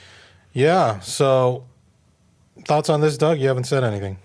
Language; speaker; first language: English; native; English